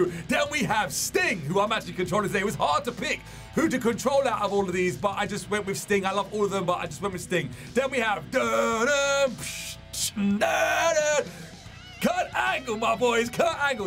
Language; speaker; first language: English; native; English